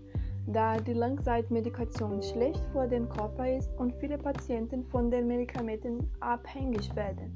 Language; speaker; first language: German; non-native, learner; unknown